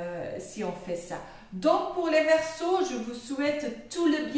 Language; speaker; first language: French; non-native, local second language; Dutch